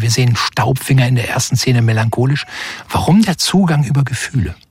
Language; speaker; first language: German; native; German